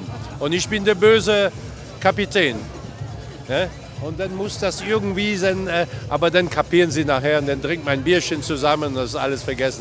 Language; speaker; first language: German; non-native, fluent; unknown